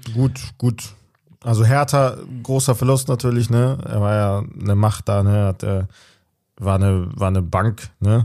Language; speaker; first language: German; native; German